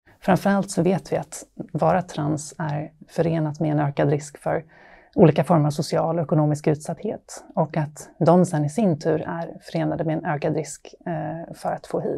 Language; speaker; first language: Swedish; native; Swedish